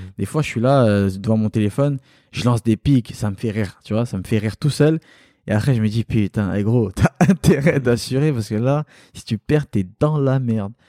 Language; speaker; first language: French; early bilingual, other home language; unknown